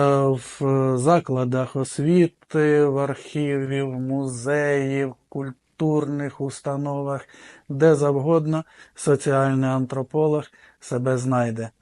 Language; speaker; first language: Ukrainian; native; Ukrainian